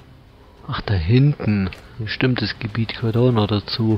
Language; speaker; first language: German; native; German